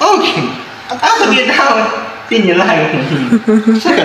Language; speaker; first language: Indonesian; non-native, learner; Chinese